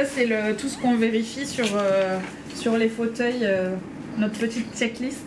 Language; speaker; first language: French; native; French